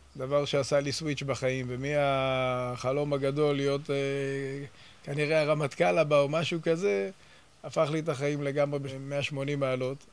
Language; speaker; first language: Hebrew; native; Hebrew